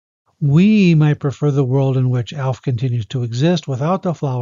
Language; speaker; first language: English; native; English